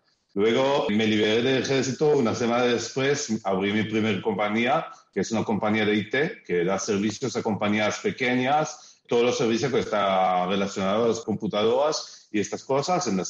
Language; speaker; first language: Spanish; early bilingual, heritage; Spanish